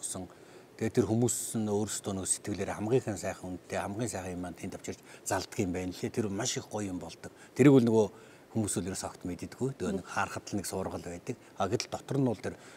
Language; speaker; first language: Mongolian; native; Mongolian